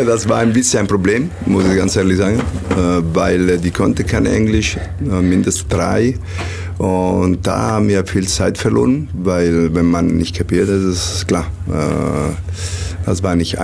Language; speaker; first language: German; non-native, learner; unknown